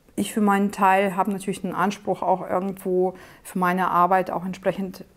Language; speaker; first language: German; non-native, fluent; Russian